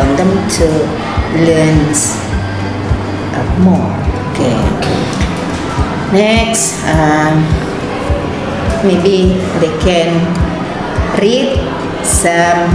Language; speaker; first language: English; non-native, learner; Indonesian